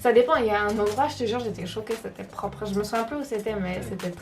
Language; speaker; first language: French; native; French